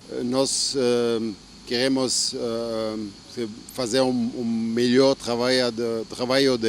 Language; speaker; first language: Portuguese; non-native, fluent; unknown